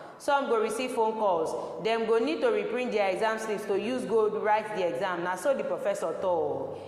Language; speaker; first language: Nigerian Pidgin; non-native, local second language; Yoruba